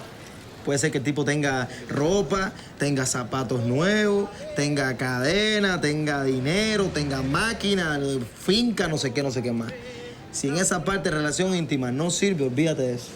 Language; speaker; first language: Spanish; native; Spanish